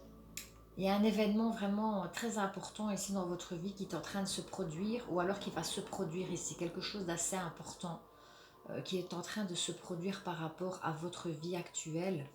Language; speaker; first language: French; native; French